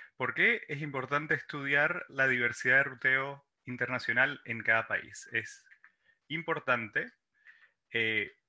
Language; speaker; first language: Spanish; native; Spanish